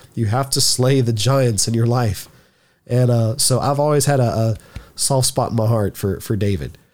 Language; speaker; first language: English; native; English